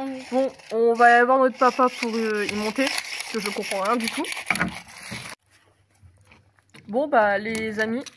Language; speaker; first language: French; native; French